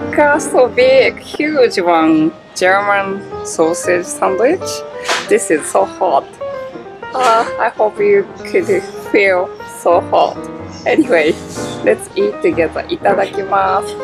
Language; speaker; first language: English; non-native, learner; Japanese